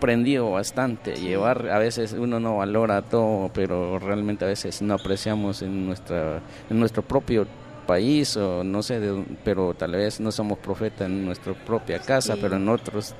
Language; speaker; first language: Spanish; non-native, local second language; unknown